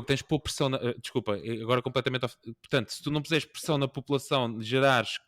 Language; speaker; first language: Portuguese; native; Portuguese